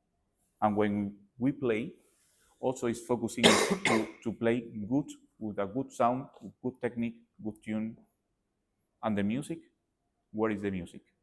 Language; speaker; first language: English; non-native, learner; Spanish